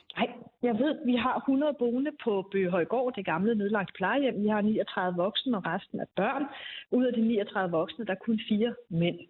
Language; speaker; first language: Danish; native; Danish